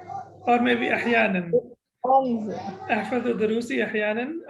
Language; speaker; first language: Arabic; non-native, fluent; English